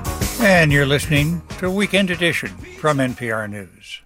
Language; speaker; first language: English; native; English